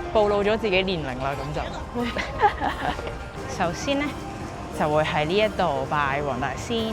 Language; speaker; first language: Cantonese; native; Cantonese